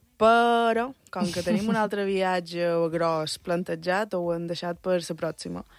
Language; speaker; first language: Catalan; early bilingual, other home language; Spanish